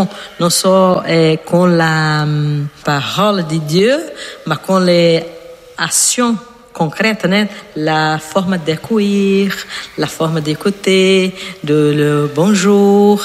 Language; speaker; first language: French; non-native, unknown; Portuguese